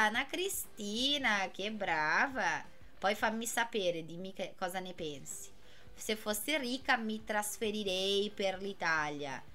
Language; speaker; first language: Italian; non-native, fluent; Portuguese